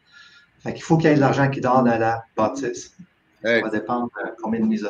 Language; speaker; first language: French; native; French